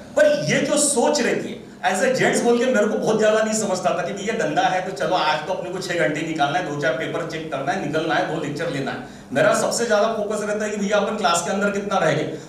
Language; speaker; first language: Hindi; non-native, local second language; Marathi